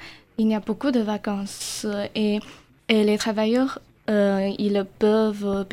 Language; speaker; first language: French; non-native, learner; Chinese